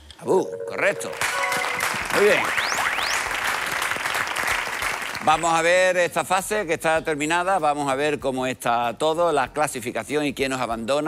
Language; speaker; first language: Spanish; native; Spanish